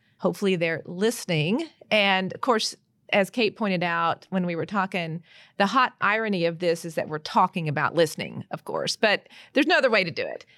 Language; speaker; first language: English; native; English